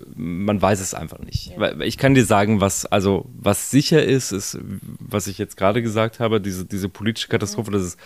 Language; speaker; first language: German; native; German